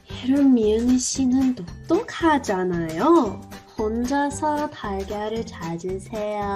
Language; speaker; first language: Korean; non-native, learner; English